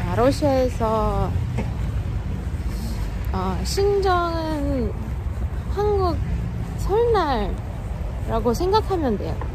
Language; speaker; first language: Korean; non-native, fluent; Russian